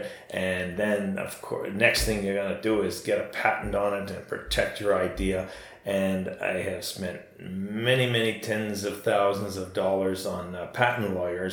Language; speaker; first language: English; native; English